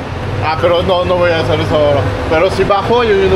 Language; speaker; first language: Spanish; non-native, fluent; French